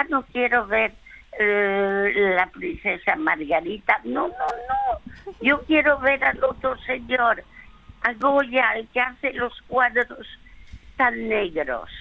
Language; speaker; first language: Spanish; early bilingual, other home language; French